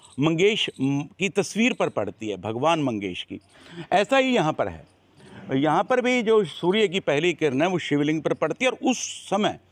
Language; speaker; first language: Hindi; native; Hindi